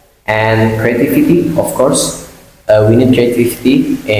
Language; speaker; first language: English; non-native, learner; Indonesian